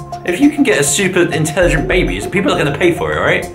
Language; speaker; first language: English; native; English